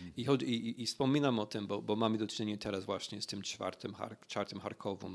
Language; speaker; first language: Polish; non-native, fluent; English